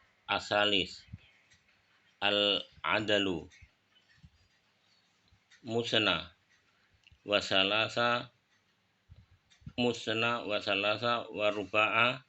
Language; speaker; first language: Arabic; non-native, learner; Indonesian